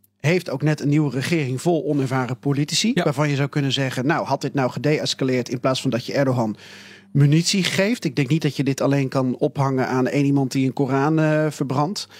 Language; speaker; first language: Dutch; native; Dutch